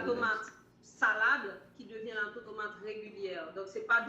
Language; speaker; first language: French; native; French